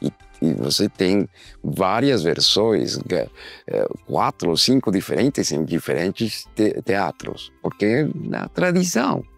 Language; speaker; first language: Portuguese; non-native, learner; Spanish